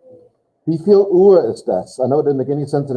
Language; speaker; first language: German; non-native, fluent; English